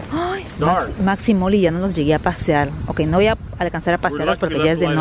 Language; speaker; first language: Spanish; native; Spanish